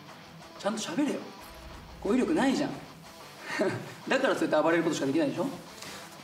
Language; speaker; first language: Japanese; native; Japanese